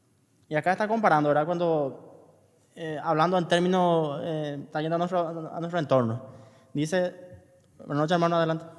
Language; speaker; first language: Spanish; native; Spanish